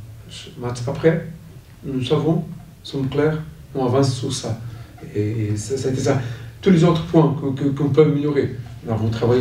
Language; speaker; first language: French; non-native, fluent; Portuguese